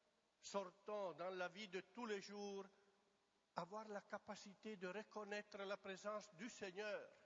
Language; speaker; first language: French; non-native, fluent; Italian